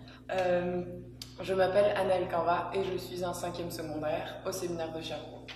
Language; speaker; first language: French; native; French